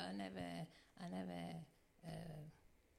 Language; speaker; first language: English; non-native, learner; Italian